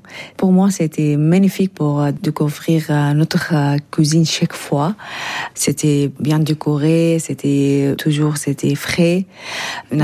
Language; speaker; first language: French; non-native, learner; Arabic